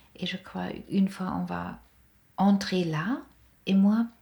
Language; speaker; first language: French; non-native, fluent; German